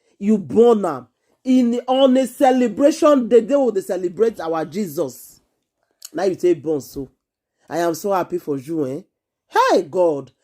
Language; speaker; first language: Nigerian Pidgin; native; Nigerian Pidgin